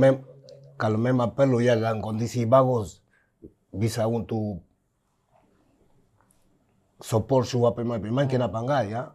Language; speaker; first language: Indonesian; non-native, fluent; Spanish